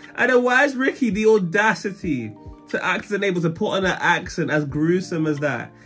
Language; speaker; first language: English; native; English